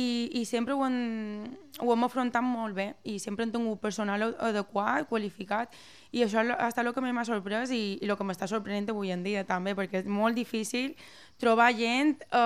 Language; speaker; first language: Catalan; native; Catalan